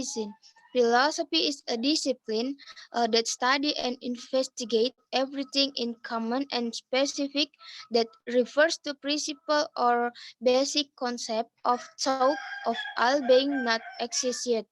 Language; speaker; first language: English; non-native, learner; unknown